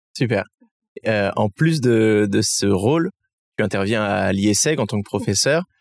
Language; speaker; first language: French; native; French